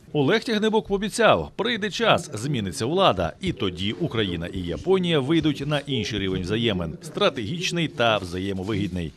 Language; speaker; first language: Ukrainian; native; Ukrainian